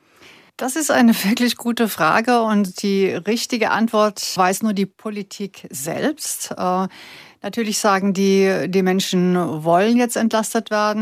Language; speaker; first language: German; native; German